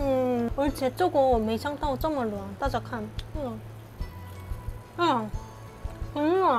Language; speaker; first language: Chinese; non-native, fluent; Korean